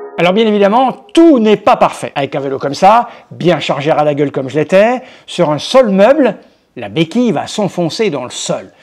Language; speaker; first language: French; native; French